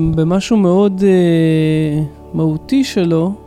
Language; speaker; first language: Hebrew; early bilingual, other home language; English